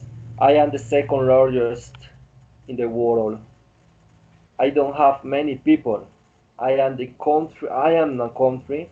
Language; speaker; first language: English; non-native, learner; Spanish